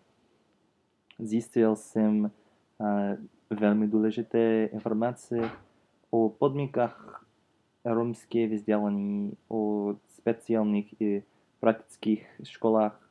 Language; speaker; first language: Czech; non-native, learner; English